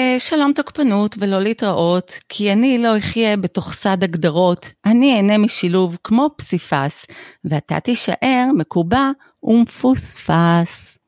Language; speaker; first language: Hebrew; native; Hebrew